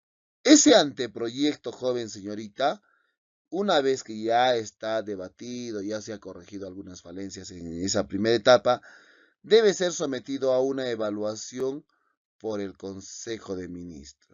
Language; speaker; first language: Spanish; native; Spanish